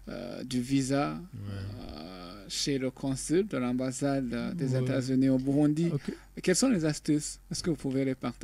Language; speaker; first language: French; non-native, local second language; Rundi